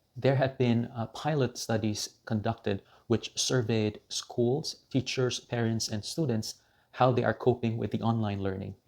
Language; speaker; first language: English; non-native, local second language; Filipino